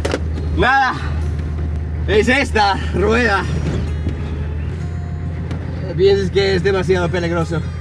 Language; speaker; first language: Spanish; non-native, learner; English